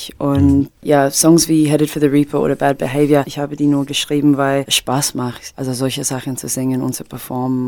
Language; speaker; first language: German; non-native, fluent; English